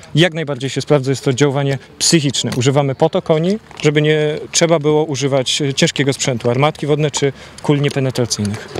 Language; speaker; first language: Polish; native; Polish